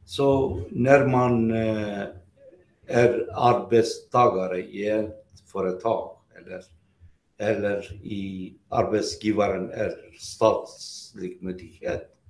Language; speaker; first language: Swedish; non-native, fluent; Greek